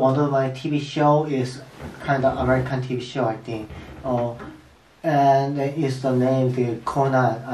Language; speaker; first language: English; non-native, learner; Korean